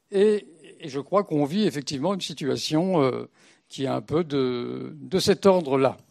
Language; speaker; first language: French; native; French